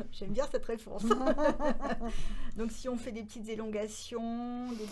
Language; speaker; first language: French; native; French